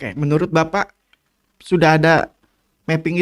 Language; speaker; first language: Indonesian; native; Indonesian